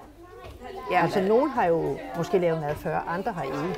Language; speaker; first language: Danish; native; Danish